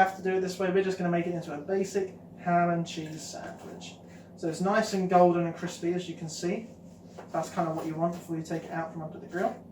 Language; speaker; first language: English; native; English